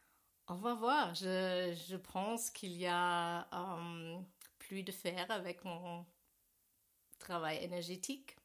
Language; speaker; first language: French; non-native, learner; German